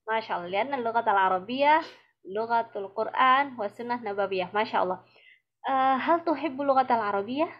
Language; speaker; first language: Arabic; non-native, fluent; Indonesian